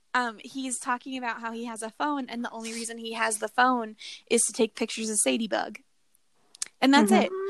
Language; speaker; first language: English; native; English